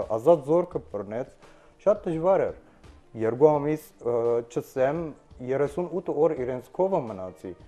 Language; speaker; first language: Armenian; early bilingual, heritage; Armenian